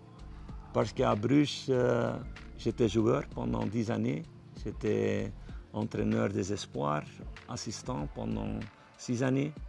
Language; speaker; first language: French; non-native, fluent; Dutch